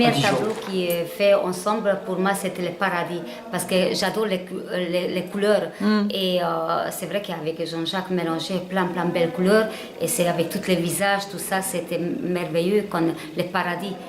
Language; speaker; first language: French; non-native, learner; Hungarian